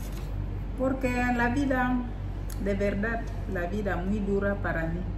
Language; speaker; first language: Spanish; non-native, learner; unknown